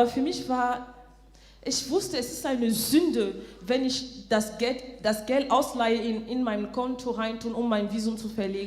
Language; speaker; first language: German; non-native, fluent; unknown